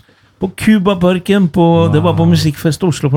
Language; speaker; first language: Norwegian; non-native, local second language; Spanish